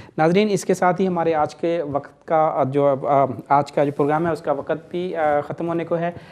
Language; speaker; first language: Urdu; native; Urdu